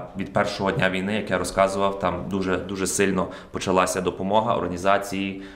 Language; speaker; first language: Ukrainian; native; Ukrainian